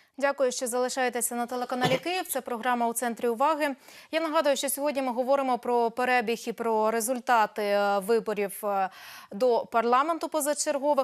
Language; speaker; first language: Ukrainian; native; Ukrainian